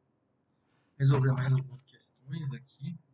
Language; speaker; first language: Portuguese; native; Portuguese